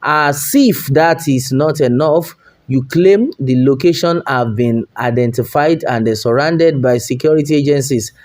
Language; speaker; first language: English; non-native, local second language; Yoruba